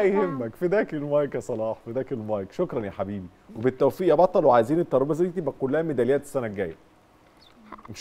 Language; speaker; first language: Arabic; native; Arabic